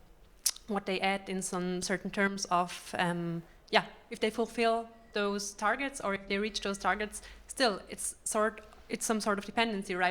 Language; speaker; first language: English; non-native, fluent; German